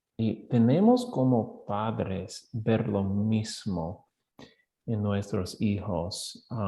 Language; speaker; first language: Spanish; non-native, fluent; English